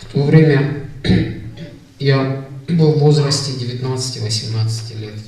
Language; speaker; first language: Russian; native; Russian